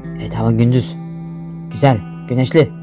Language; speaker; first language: Turkish; native; Turkish